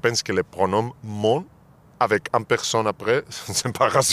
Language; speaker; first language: French; non-native, fluent; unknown